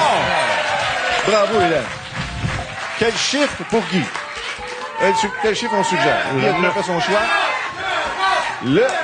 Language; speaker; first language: French; native; French